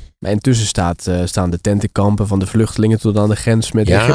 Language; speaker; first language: Dutch; native; Dutch